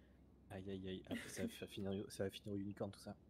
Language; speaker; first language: French; native; French